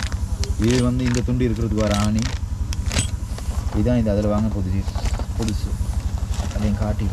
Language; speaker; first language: Tamil; native; Tamil